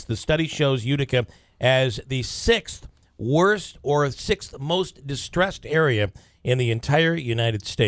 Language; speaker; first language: English; native; English